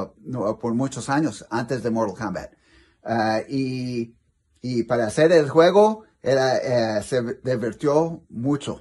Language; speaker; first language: Spanish; non-native, learner; English